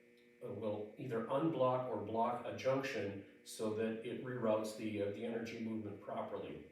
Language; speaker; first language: English; native; English